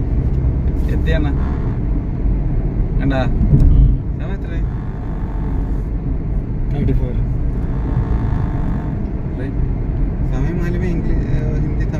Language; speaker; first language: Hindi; non-native, learner; Malayalam